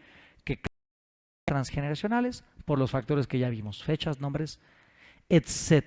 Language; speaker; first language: Spanish; native; Spanish